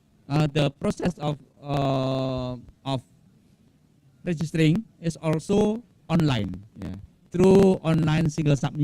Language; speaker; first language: English; non-native, fluent; Indonesian